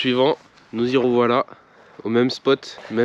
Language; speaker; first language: French; native; French